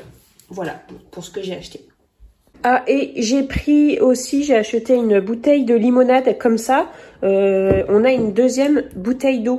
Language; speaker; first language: French; native; French